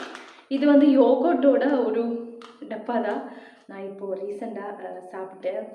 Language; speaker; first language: Tamil; non-native, learner; Malayalam